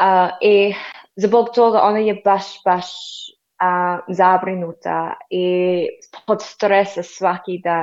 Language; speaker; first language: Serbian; non-native, learner; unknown